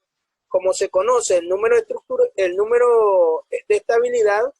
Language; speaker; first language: Spanish; native; Spanish